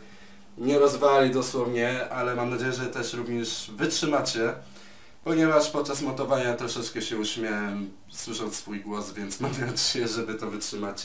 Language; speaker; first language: Polish; native; Polish